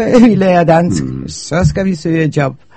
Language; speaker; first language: Danish; non-native, fluent; Polish